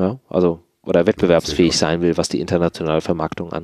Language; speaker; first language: German; native; German